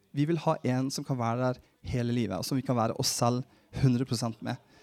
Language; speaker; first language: Norwegian; early bilingual, heritage; Norwegian